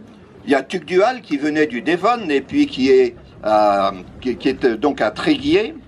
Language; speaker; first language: French; native; French